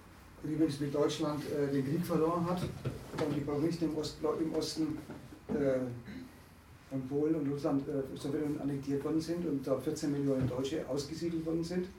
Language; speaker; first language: German; native; German